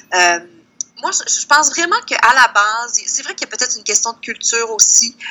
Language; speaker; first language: French; native; French